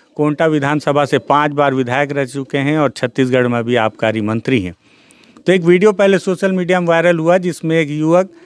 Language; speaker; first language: Hindi; native; Hindi